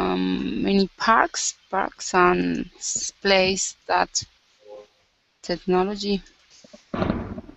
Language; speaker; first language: English; non-native, learner; Spanish